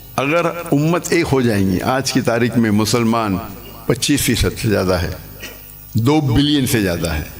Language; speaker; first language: Urdu; non-native, local second language; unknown